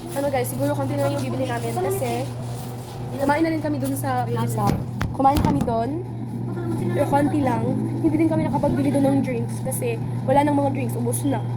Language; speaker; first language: Filipino; non-native, local second language; Cebuano